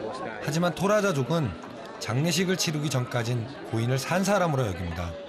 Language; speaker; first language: Korean; native; Korean